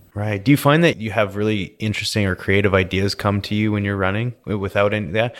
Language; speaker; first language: English; native; English